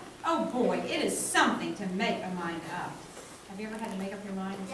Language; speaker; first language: English; native; English